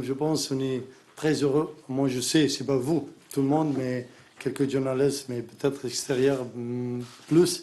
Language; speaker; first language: French; non-native, learner; Arabic